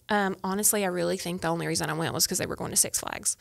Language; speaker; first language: English; native; English